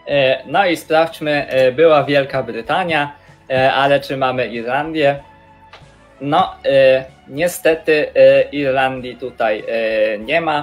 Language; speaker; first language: Polish; native; Polish